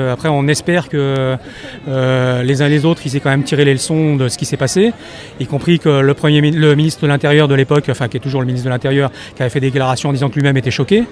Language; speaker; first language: French; native; French